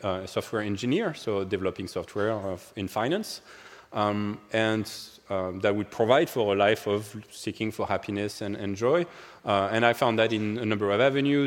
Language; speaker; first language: English; non-native, fluent; French